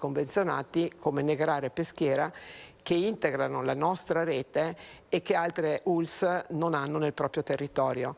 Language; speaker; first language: Italian; native; Italian